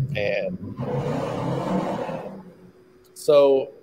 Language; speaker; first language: English; native; English